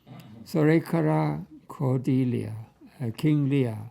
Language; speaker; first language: Japanese; non-native, fluent; English